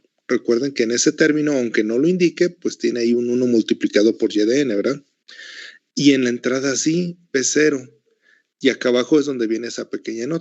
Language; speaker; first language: Spanish; native; Spanish